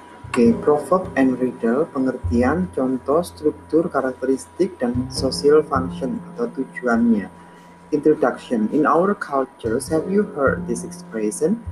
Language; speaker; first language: English; non-native, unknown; Indonesian